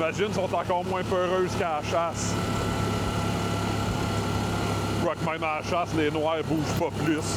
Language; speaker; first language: French; native; French